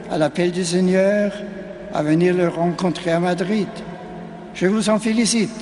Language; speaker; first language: French; non-native, fluent; German